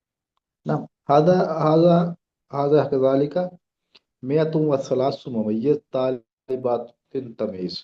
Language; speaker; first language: Arabic; non-native, learner; Urdu